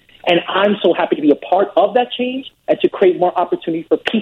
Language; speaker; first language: English; native; English